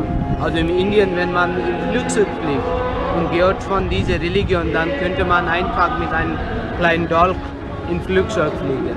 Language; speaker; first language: German; non-native, learner; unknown